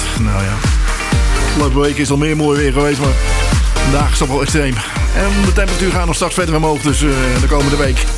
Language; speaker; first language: Dutch; native; Dutch